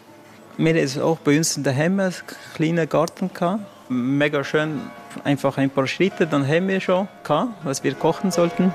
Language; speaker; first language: German; non-native, fluent; Persian